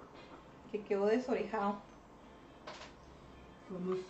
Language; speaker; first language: Spanish; native; Spanish